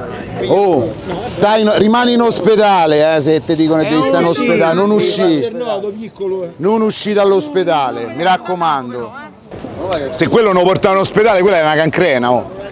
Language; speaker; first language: Italian; native; Italian